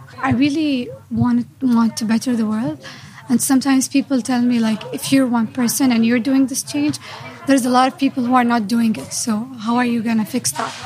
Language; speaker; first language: English; non-native, fluent; Arabic